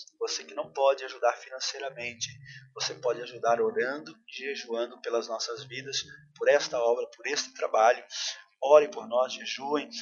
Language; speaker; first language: Portuguese; native; Portuguese